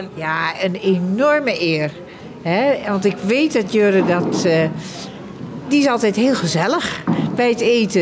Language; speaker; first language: Dutch; native; Dutch